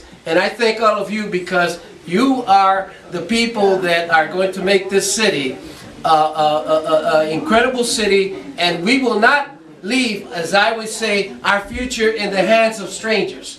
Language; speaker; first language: English; non-native, fluent; Spanish